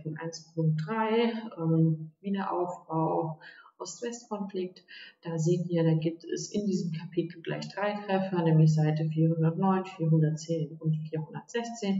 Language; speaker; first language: German; native; German